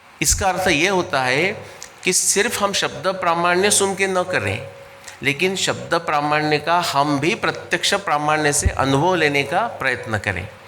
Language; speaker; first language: Hindi; non-native, local second language; Marathi